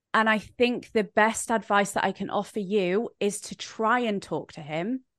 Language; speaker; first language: English; native; English